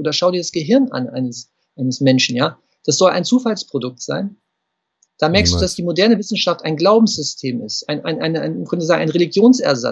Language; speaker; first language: German; native; German